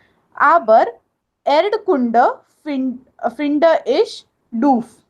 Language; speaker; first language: German; non-native, fluent; Hindi